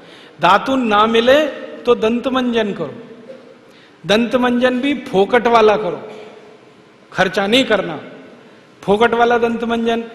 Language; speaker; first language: Hindi; native; Hindi